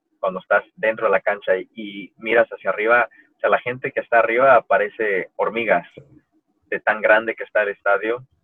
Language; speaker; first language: Spanish; early bilingual, heritage; Spanish